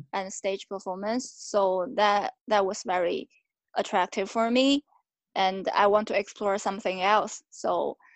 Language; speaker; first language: English; non-native, fluent; Chinese